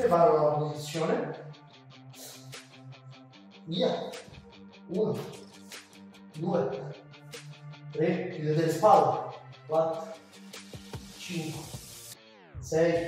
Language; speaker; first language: Italian; native; Italian